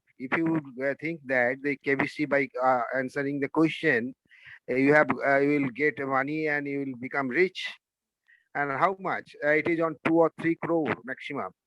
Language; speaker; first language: English; non-native, learner; Hindi